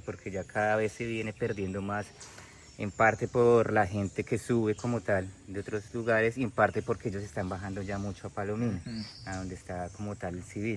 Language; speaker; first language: Spanish; native; Spanish